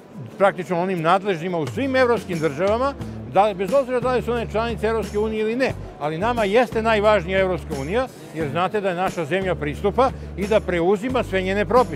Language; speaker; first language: Serbian; native; Serbian